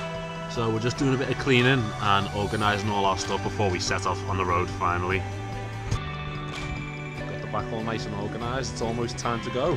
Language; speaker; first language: English; native; English